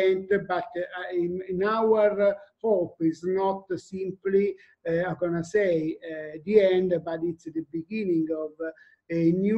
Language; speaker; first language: English; non-native, fluent; Italian